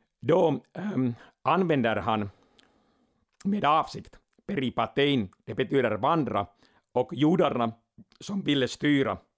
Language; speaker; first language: Swedish; non-native, local second language; Finnish